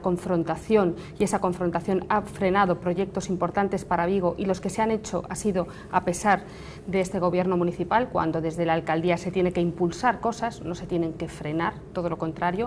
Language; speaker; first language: Spanish; native; Spanish